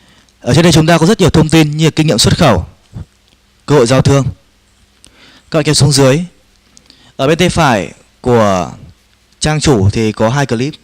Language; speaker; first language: Vietnamese; native; Vietnamese